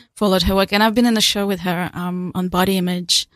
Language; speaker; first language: English; non-native, fluent; Russian